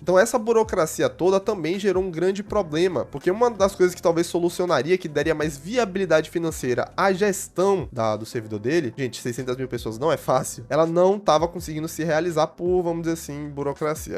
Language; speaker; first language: Portuguese; native; Portuguese